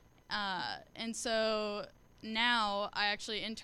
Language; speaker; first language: English; native; English